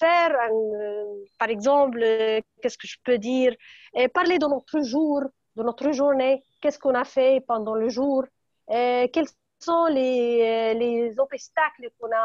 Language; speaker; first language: French; non-native, fluent; Arabic